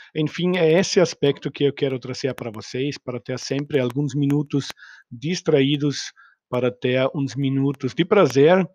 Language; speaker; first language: Portuguese; non-native, fluent; German